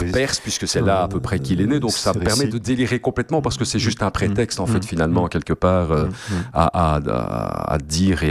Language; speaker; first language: French; native; French